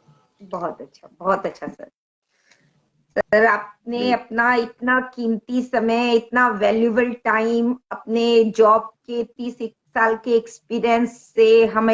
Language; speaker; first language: Hindi; native; Hindi